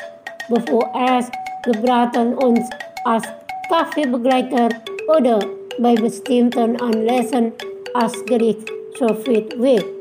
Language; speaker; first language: German; non-native, fluent; Indonesian